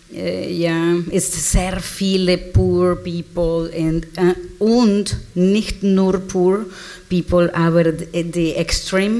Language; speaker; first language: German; non-native, learner; Spanish